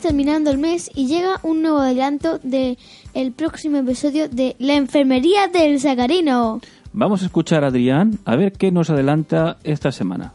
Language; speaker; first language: Spanish; native; Spanish